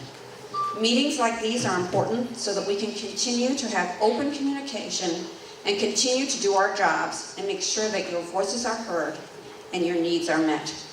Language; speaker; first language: English; native; English